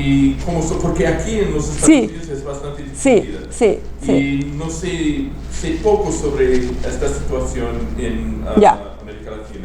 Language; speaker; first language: Spanish; non-native, fluent; Portuguese